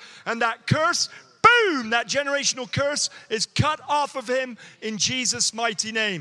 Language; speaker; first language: English; native; English